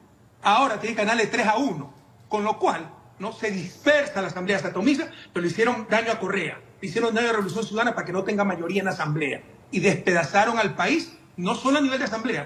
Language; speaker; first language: Spanish; native; Spanish